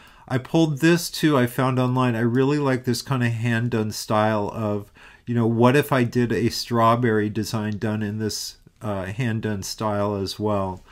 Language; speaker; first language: English; native; English